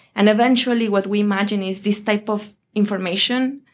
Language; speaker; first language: English; non-native, fluent; Spanish